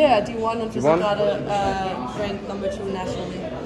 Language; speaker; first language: German; native; German